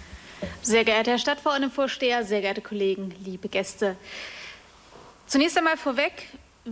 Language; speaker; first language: German; native; German